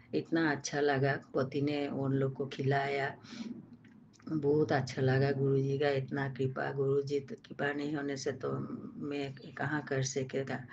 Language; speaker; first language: Hindi; non-native, local second language; Bangla